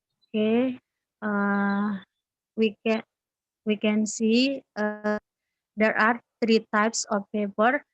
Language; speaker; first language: English; non-native, learner; Indonesian